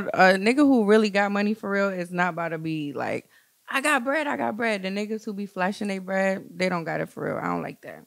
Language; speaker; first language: English; native; English